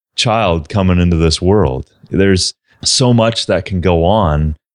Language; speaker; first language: English; native; English